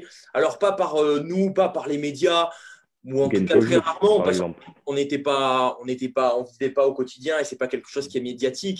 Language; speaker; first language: French; native; French